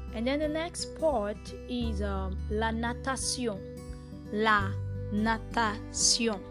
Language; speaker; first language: English; non-native, local second language; Yoruba